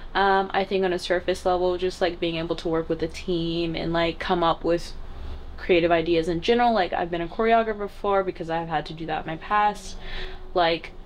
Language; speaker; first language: English; native; English